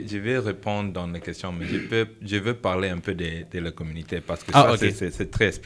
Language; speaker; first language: French; non-native, learner; English